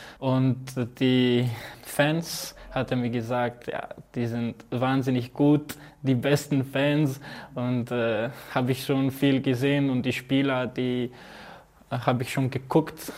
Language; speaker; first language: German; non-native, learner; Croatian